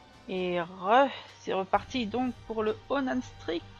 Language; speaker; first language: French; native; French